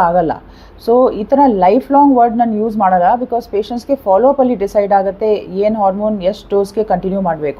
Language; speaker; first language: Kannada; non-native, learner; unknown